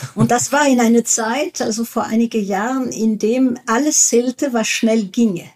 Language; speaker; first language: German; non-native, fluent; French